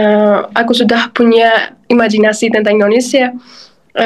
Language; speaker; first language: Indonesian; non-native, fluent; Uzbek